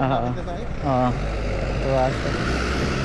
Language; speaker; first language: Filipino; native; Filipino